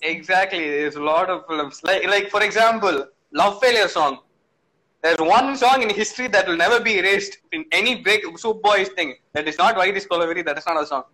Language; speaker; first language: English; non-native, local second language; Tamil